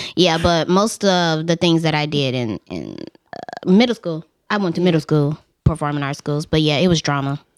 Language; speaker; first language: English; native; English